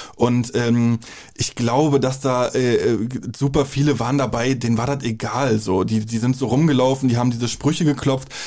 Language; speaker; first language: German; native; German